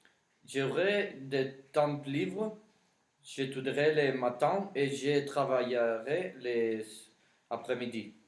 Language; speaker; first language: French; non-native, learner; Spanish